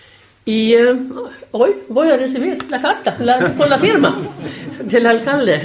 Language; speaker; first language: Spanish; non-native, fluent; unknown